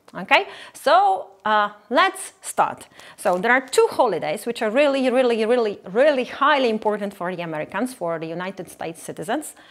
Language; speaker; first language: English; non-native, fluent; Polish